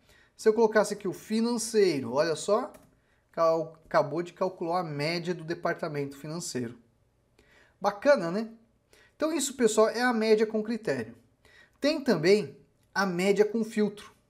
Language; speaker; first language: Portuguese; native; Portuguese